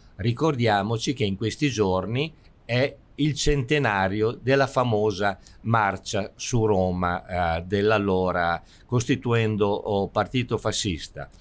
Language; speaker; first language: Italian; native; Italian